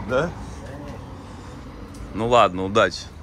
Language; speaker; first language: Russian; native; Russian